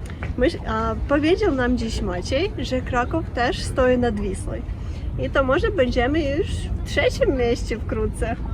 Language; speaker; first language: Polish; non-native, learner; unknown